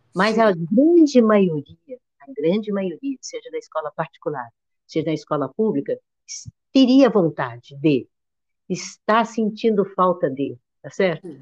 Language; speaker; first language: Portuguese; native; Portuguese